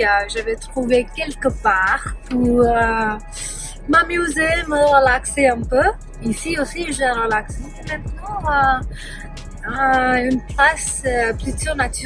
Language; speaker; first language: French; non-native, learner; Punjabi